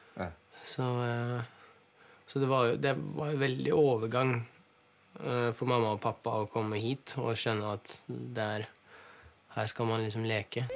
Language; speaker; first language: Norwegian; early bilingual, other home language; Russian